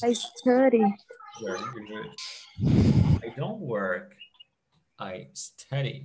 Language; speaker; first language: English; non-native, fluent; Portuguese